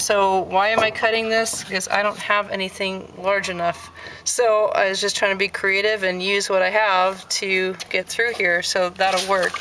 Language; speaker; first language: English; native; English